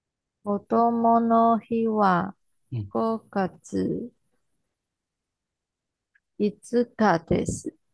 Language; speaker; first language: Japanese; non-native, learner; Chinese